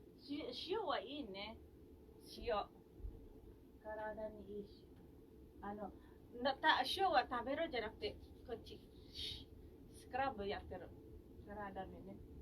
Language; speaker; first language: Japanese; non-native, fluent; Filipino